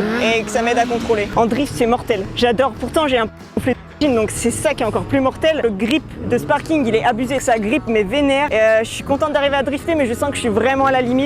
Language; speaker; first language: French; native; French